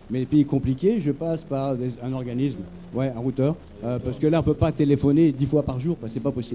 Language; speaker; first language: French; native; French